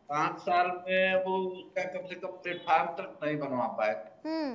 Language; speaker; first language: Hindi; native; Hindi